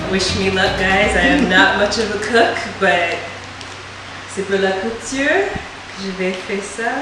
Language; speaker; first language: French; non-native, learner; English